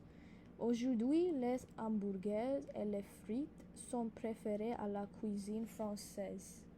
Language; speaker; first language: French; non-native, learner; English